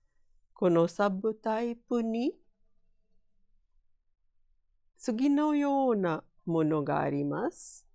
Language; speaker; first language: Japanese; non-native, fluent; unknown